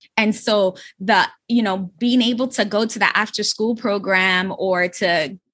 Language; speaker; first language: English; native; English